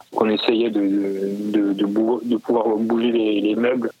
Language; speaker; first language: French; native; French